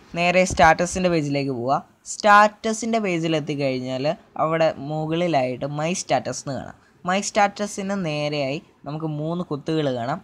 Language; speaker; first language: Malayalam; native; Malayalam